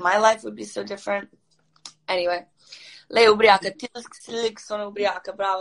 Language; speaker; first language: Italian; non-native, fluent; Croatian